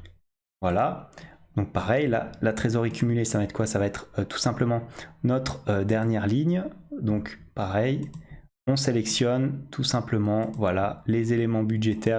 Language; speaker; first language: French; native; French